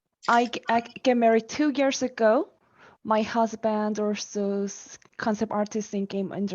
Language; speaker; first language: English; non-native, learner; Korean